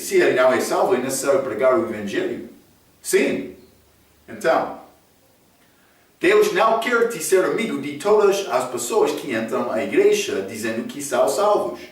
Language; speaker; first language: Portuguese; non-native, fluent; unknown